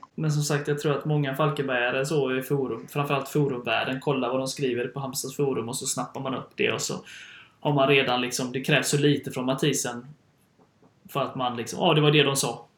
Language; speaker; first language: Swedish; native; Swedish